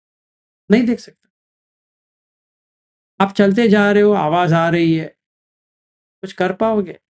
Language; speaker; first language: Hindi; native; Hindi